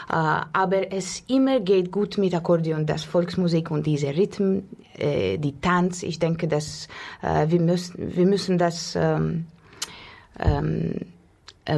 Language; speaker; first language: German; non-native, learner; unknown